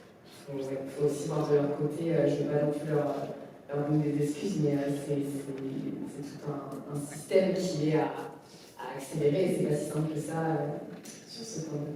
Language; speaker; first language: French; native; French